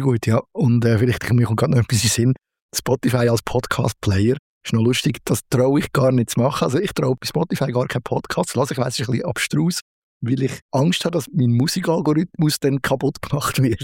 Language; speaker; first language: German; native; German